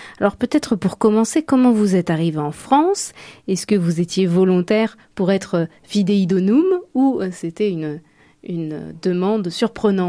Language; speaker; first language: French; native; French